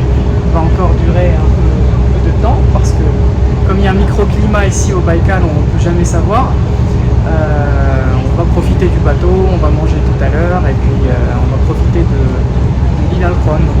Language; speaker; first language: French; native; French